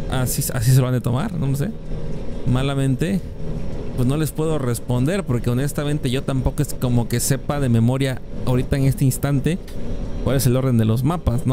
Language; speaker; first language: Spanish; native; Spanish